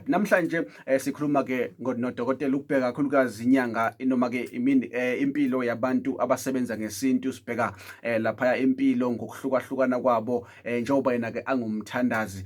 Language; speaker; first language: Zulu; native; Zulu